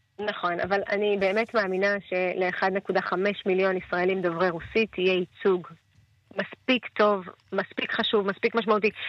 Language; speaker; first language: Hebrew; early bilingual, other home language; Russian